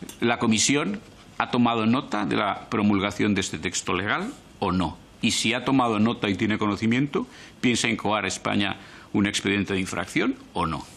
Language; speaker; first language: Spanish; native; Spanish